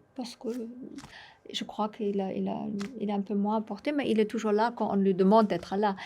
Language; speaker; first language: French; non-native, fluent; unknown